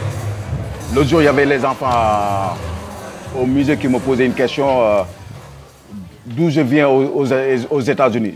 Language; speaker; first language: French; non-native, local second language; Wolof